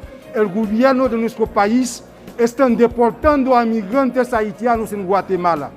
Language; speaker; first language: Spanish; non-native, fluent; Haitian Creole